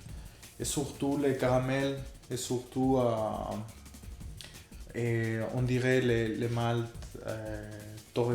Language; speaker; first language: French; non-native, fluent; Spanish